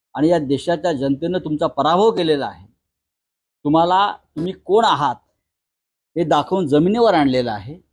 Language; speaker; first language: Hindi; non-native, local second language; Marathi